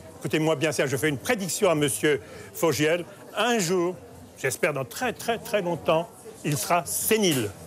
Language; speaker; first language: French; early bilingual, other home language; Spanish